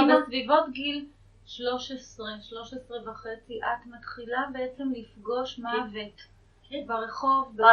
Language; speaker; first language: Hebrew; native; Hebrew